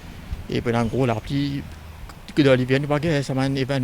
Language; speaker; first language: French; non-native, local second language; Morisyen